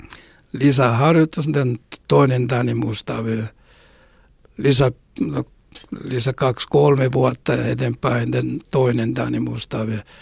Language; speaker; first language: Finnish; non-native, learner; Korean